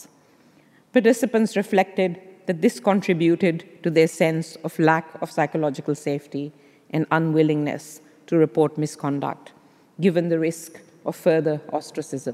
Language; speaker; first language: English; non-native, local second language; Urdu